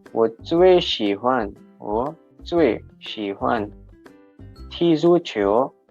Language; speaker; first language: Chinese; non-native, fluent; Hindi